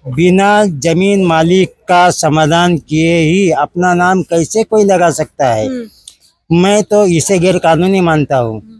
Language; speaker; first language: Hindi; non-native, local second language; Marathi